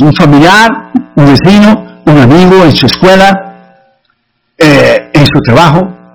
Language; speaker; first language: Spanish; native; Spanish